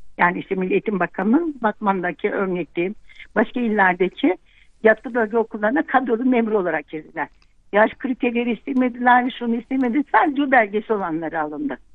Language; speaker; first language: Turkish; non-native, local second language; Kurdish